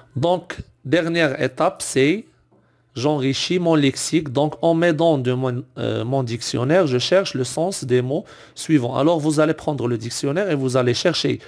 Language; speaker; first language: French; non-native, local second language; Arabic